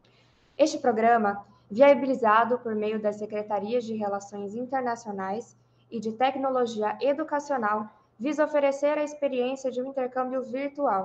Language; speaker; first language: Portuguese; native; Portuguese